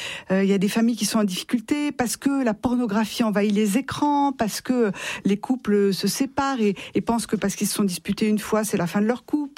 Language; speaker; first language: French; native; French